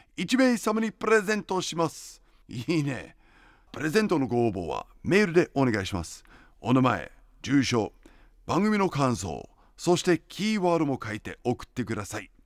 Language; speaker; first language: Japanese; non-native, fluent; English